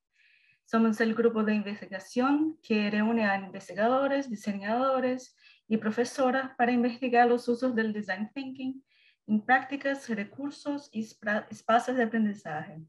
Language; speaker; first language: Spanish; non-native, learner; Portuguese